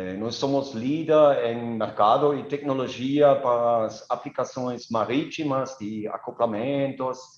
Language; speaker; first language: Portuguese; non-native, fluent; German